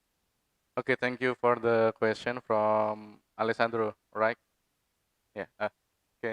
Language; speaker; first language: English; non-native, fluent; Indonesian